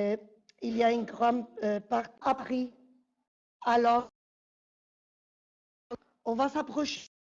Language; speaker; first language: French; non-native, fluent; Spanish